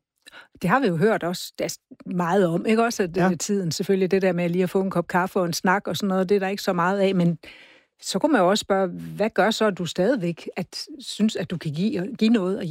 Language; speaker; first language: Danish; native; Danish